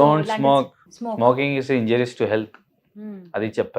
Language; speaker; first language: Telugu; non-native, learner; Hindi